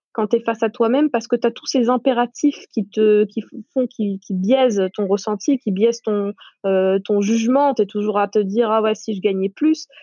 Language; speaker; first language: French; non-native, local second language; Arabic